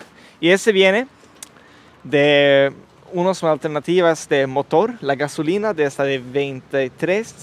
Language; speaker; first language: Spanish; non-native, learner; Swedish